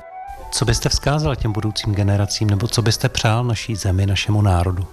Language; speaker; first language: Czech; native; Czech